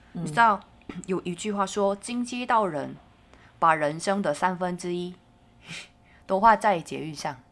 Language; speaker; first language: Chinese; non-native, fluent; Korean